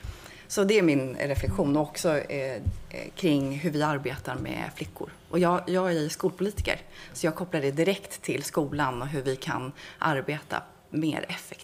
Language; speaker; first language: Swedish; native; Swedish